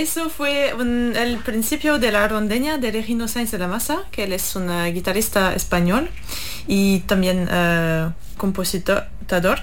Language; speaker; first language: Spanish; non-native, learner; English